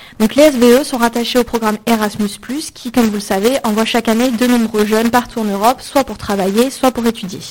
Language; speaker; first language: French; native; French